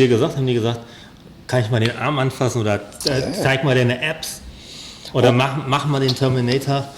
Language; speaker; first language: German; native; German